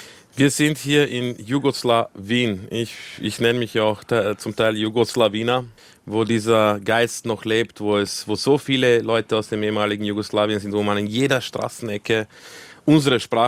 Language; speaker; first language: German; early bilingual, other home language; Croatian